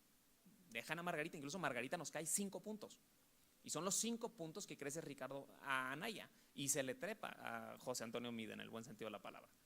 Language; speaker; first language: Spanish; native; Spanish